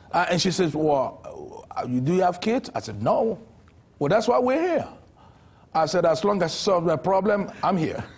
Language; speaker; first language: English; non-native, local second language; Yoruba